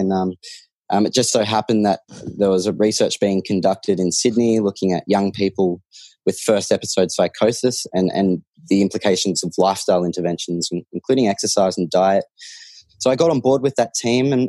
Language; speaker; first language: English; native; English